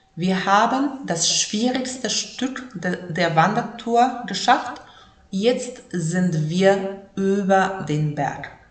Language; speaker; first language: German; non-native, fluent; Polish